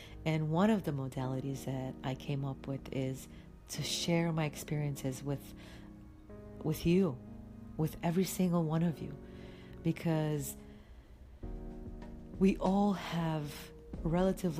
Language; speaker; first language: English; non-native, fluent; Romanian